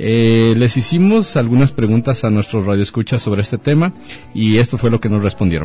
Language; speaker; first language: Spanish; native; Spanish